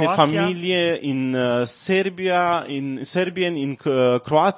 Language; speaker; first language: German; non-native, learner; Romanian